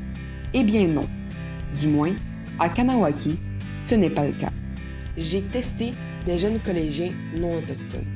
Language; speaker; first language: French; native; French